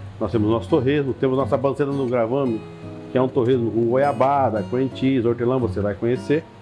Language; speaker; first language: Portuguese; native; Portuguese